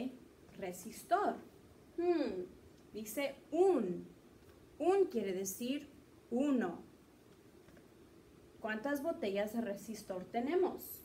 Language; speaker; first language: Spanish; early bilingual, heritage; Spanish